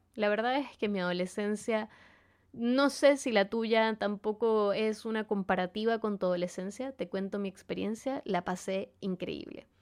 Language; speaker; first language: Spanish; native; Spanish